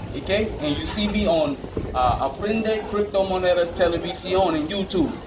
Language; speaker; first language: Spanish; non-native, learner; English